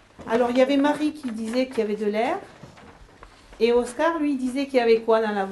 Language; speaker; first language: French; native; French